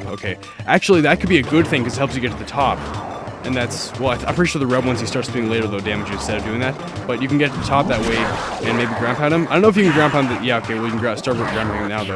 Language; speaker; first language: English; native; English